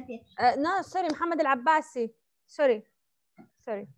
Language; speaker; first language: English; non-native, fluent; Arabic